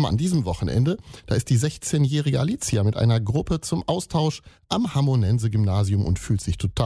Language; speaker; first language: German; native; German